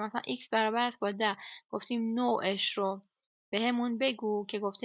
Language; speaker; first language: Persian; native; Persian